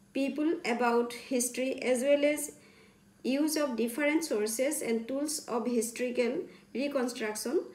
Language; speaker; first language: English; non-native, local second language; Assamese